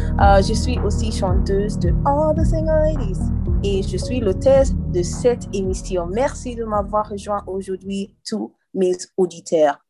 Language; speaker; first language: French; non-native, learner; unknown